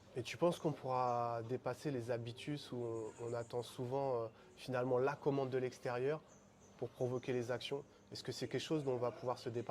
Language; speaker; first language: French; native; French